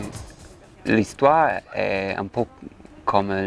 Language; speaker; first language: French; non-native, learner; English